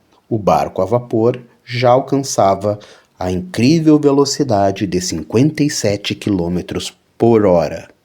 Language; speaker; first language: Portuguese; native; Portuguese